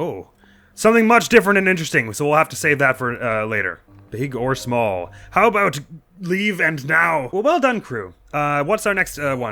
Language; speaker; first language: English; native; English